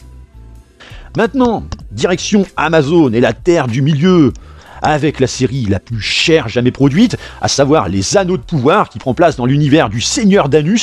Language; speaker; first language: French; native; French